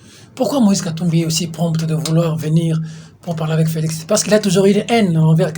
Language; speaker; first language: French; non-native, local second language; Lingala